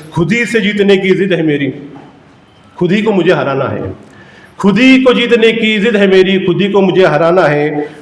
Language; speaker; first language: Hindi; non-native, local second language; Marathi